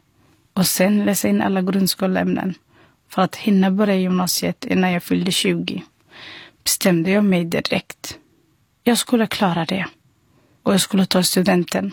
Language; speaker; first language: Swedish; non-native, fluent; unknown